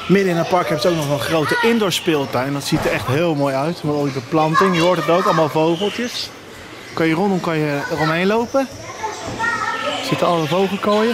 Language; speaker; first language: Dutch; native; Dutch